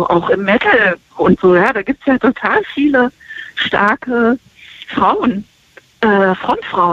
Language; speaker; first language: German; native; German